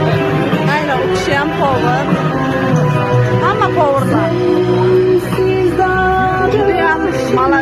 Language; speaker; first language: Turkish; non-native, learner; Uzbek